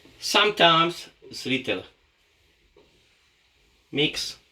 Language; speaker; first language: English; non-native, learner; Polish